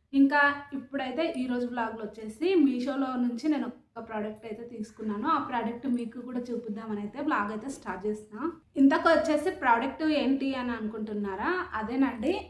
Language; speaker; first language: Telugu; native; Telugu